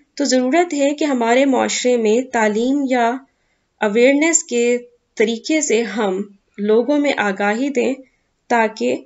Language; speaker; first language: Urdu; native; Urdu